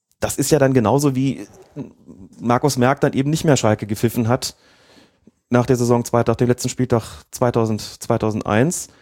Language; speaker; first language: German; native; German